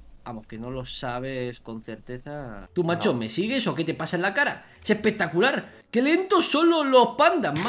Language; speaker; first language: Spanish; native; Spanish